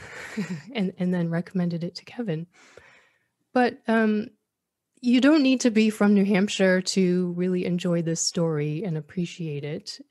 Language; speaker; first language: English; native; English